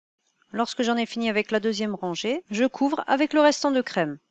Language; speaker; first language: French; native; French